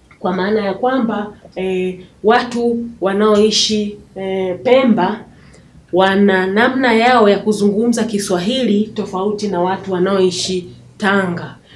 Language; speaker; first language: Swahili; native; Swahili